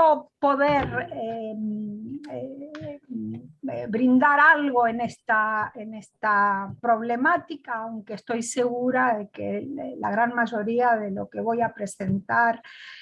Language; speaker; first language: Spanish; non-native, fluent; Greek